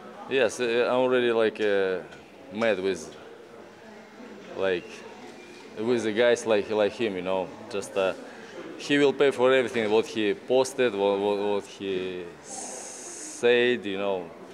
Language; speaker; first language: English; non-native, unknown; Russian